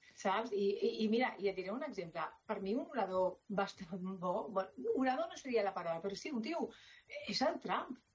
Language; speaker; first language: Catalan; non-native, local second language; Spanish